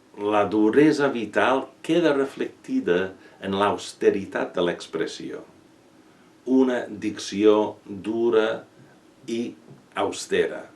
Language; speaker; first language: Catalan; non-native, fluent; English